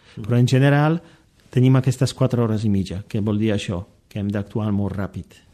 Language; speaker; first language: Catalan; non-native, fluent; Polish